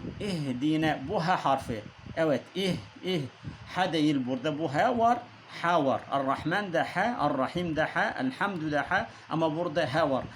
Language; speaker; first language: Turkish; non-native, learner; Arabic